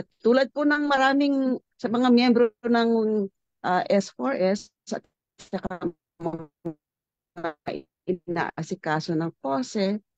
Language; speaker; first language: Filipino; non-native, local second language; Cebuano